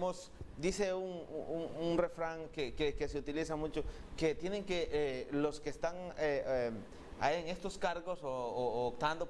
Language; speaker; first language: Spanish; native; Spanish